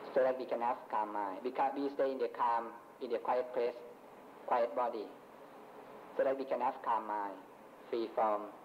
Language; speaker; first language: English; non-native, fluent; Thai